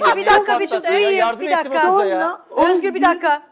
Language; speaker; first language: Turkish; native; Turkish